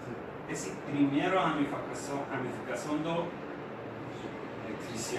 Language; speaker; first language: Portuguese; non-native, fluent; Persian